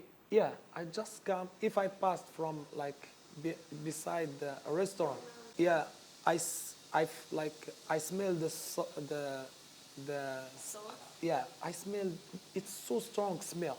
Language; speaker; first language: English; non-native, learner; Arabic